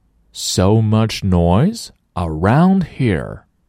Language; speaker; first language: English; non-native, fluent; Chinese